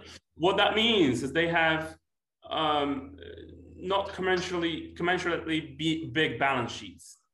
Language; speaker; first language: English; non-native, fluent; Polish